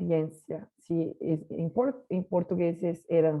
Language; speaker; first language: Spanish; non-native, learner; Portuguese